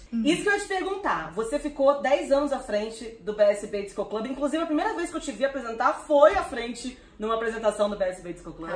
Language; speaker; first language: Portuguese; native; Portuguese